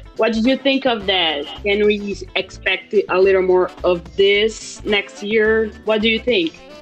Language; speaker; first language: English; non-native, learner; Portuguese